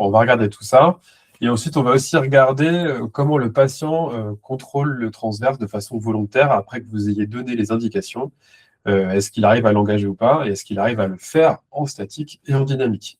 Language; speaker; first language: French; native; French